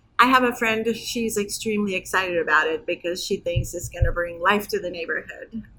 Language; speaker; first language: English; non-native, fluent; Turkish